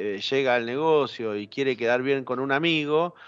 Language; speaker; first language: Spanish; native; Spanish